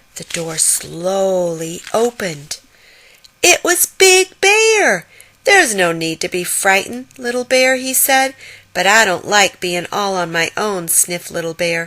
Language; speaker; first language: English; native; English